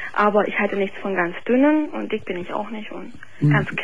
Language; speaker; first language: German; native; German